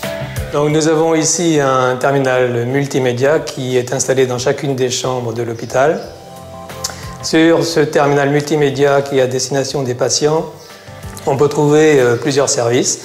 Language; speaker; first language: French; native; French